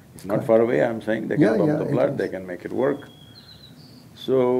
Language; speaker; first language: English; non-native, local second language; Kannada